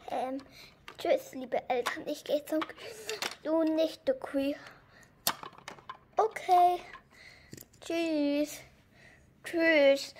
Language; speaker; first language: German; early bilingual, other home language; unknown